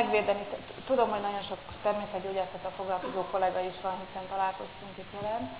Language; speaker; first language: Hungarian; native; Hungarian